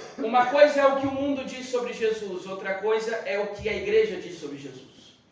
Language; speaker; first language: Portuguese; native; Portuguese